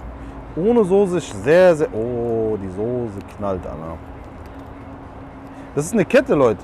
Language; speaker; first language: German; non-native, local second language; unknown